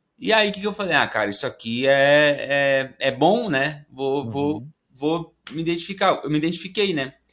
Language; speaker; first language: Portuguese; native; Portuguese